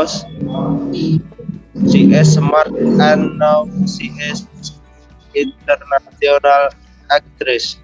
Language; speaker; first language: English; non-native, learner; Indonesian